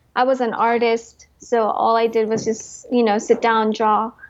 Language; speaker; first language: English; early bilingual, other home language; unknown